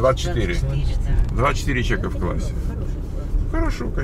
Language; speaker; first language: Russian; native; Russian